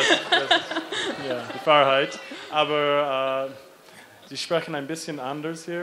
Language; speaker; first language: German; non-native, learner; English